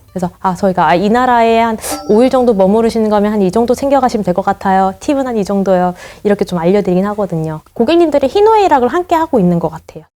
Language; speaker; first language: Korean; native; Korean